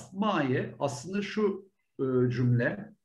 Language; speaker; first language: Turkish; native; Turkish